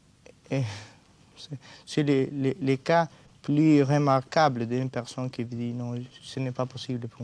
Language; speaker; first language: French; non-native, learner; Spanish